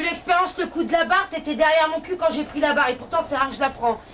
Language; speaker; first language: French; native; French